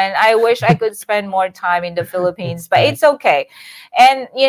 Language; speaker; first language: English; non-native, local second language; Iloko